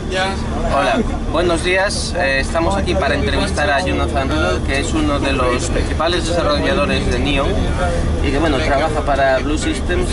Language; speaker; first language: Spanish; native; Spanish